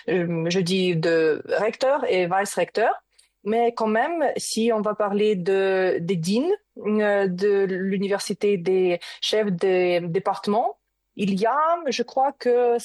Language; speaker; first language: French; non-native, learner; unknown